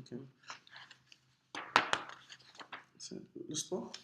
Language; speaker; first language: French; non-native, fluent; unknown